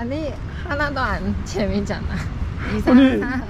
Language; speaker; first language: Korean; non-native, learner; Chinese